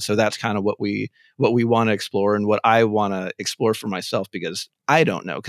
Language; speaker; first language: English; native; English